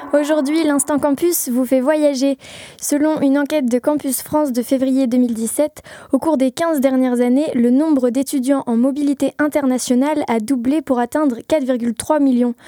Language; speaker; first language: French; native; French